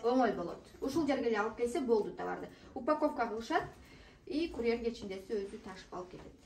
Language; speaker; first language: Kyrgyz; native; Kyrgyz